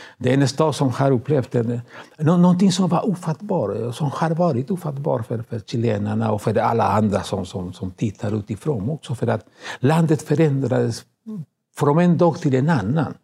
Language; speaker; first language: Swedish; non-native, fluent; Spanish